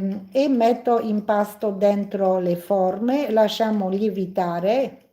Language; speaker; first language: Italian; non-native, learner; Polish